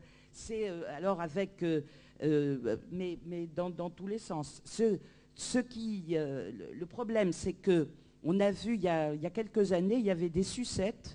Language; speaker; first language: French; native; French